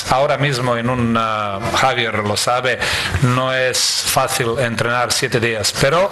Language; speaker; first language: Spanish; non-native, fluent; Croatian